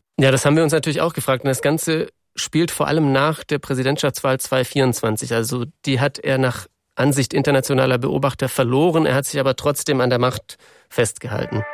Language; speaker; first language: German; native; German